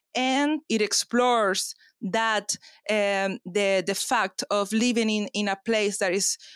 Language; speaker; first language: English; non-native, fluent; Spanish